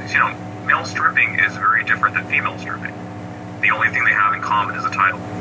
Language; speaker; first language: English; native; English